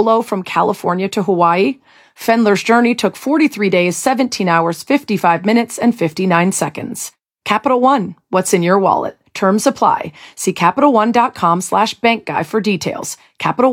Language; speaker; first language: English; native; English